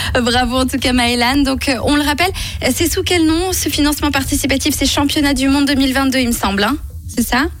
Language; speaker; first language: French; native; French